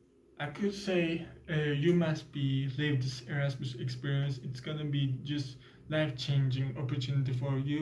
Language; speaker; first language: English; non-native, learner; Turkish